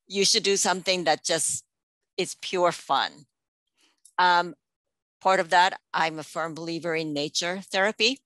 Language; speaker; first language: English; non-native, local second language; Japanese